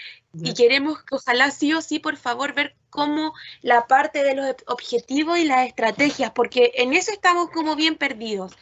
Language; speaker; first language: Spanish; native; Spanish